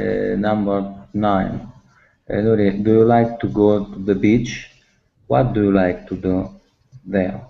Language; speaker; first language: English; non-native, learner; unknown